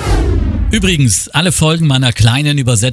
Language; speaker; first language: German; native; German